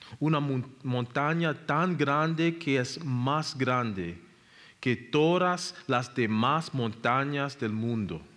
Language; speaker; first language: Spanish; non-native, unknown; English